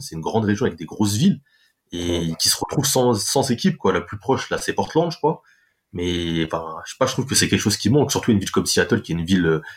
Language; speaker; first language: French; native; French